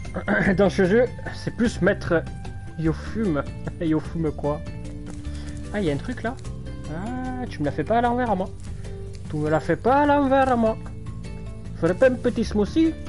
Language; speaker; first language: French; native; French